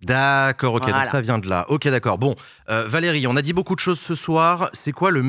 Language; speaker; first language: French; native; French